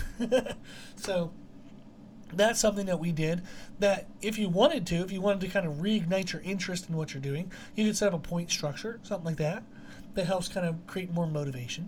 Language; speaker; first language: English; native; English